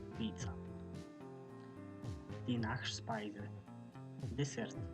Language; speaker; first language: German; non-native, fluent; Macedonian